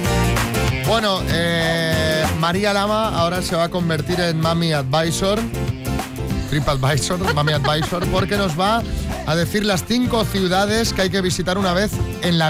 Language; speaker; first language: Spanish; native; Spanish